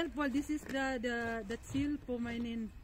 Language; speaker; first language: German; non-native, learner; Filipino